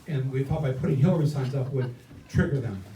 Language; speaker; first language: English; native; English